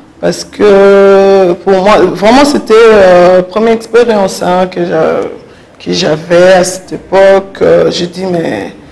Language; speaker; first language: French; non-native, local second language; Lingala